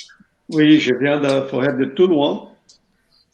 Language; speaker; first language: French; non-native, learner; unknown